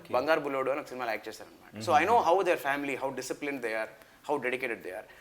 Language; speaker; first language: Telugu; native; Telugu